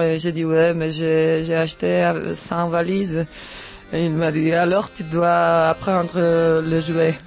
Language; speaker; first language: French; non-native, learner; Czech